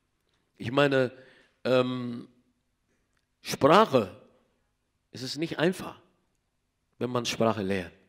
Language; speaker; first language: German; non-native, learner; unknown